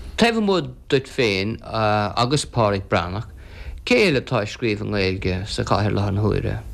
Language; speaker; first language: Irish; non-native, local second language; English